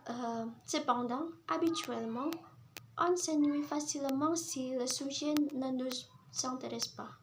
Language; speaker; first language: French; non-native, learner; Indonesian